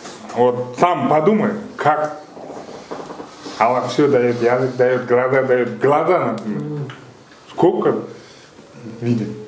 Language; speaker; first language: Russian; non-native, learner; Kyrgyz